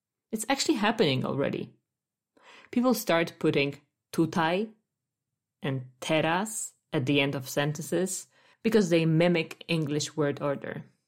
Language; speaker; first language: English; non-native, fluent; Polish